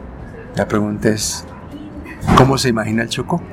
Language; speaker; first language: Spanish; native; Spanish